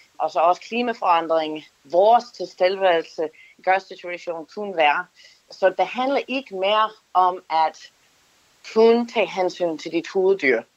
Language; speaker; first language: Danish; non-native, fluent; English